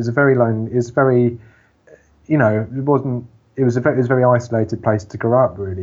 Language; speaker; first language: English; native; English